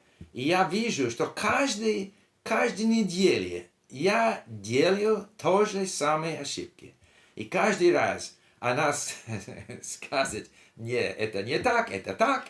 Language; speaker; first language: Russian; non-native, learner; English